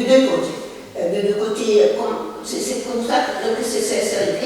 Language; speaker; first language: French; non-native, fluent; Russian